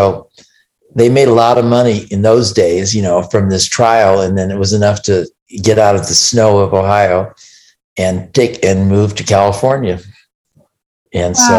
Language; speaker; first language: English; native; English